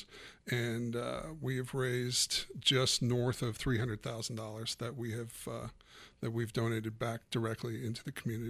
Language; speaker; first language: English; native; English